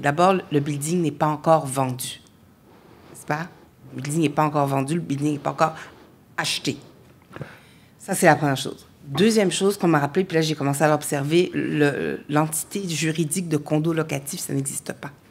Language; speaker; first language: French; native; French